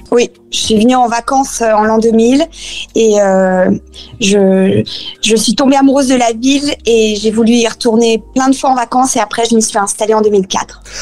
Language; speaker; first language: French; early bilingual, other home language; Spanish